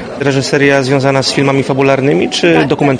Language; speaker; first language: Polish; native; Polish